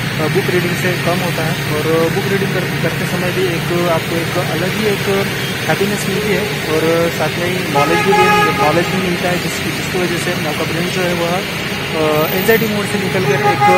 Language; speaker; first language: Hindi; non-native, local second language; Marathi